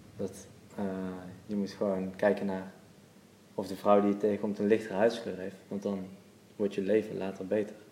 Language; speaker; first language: Dutch; native; Dutch